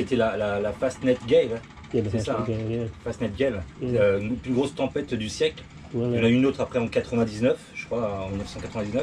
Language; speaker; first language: French; native; French